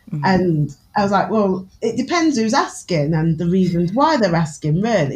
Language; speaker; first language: English; native; English